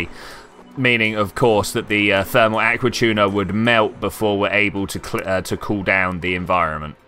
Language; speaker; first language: English; native; English